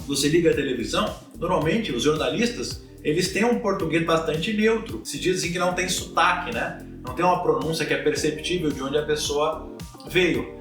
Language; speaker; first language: Portuguese; native; Portuguese